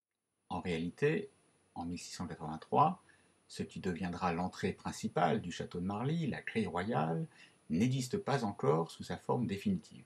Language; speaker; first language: French; native; French